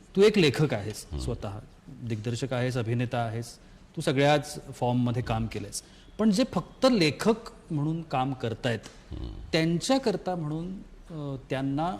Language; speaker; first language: Marathi; native; Marathi